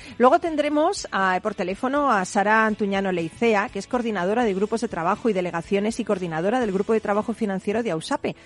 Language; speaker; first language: Spanish; native; Spanish